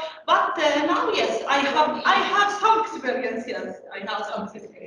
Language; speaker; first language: English; non-native, learner; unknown